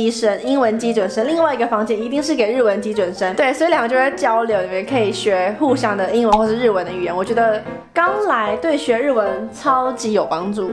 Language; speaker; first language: Chinese; native; Chinese